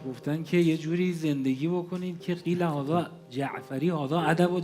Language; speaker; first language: Persian; native; Persian